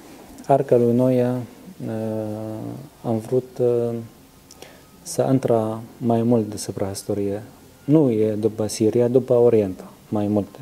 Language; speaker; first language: Romanian; non-native, learner; Arabic